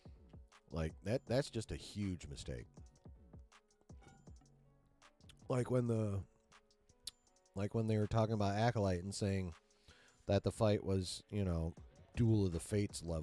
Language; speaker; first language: English; native; English